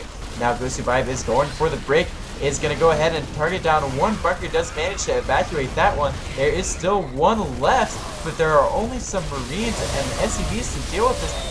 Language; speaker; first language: English; native; English